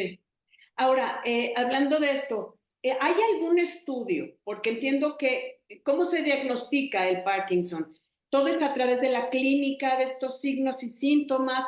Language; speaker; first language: Spanish; native; Spanish